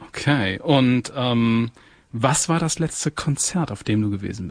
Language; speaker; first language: German; native; German